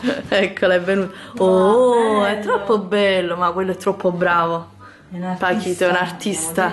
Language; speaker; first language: Italian; native; Italian